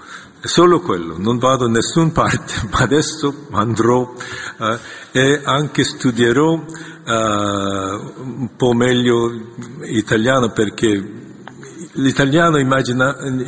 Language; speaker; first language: Italian; non-native, fluent; Korean